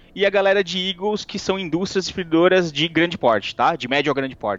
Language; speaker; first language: Portuguese; native; Portuguese